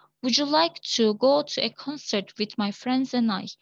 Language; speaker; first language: English; non-native, fluent; Turkish